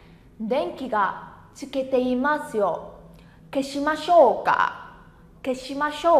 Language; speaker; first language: Japanese; non-native, fluent; Vietnamese